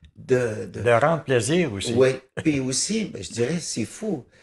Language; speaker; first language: French; native; French